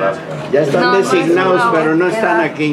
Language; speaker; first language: Spanish; native; Spanish